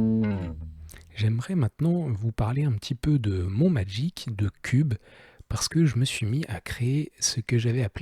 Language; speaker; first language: French; native; French